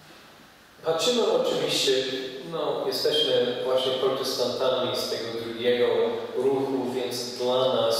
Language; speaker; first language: Polish; non-native, fluent; English